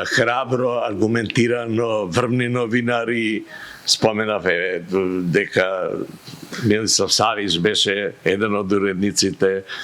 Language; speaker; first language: Macedonian; native; Macedonian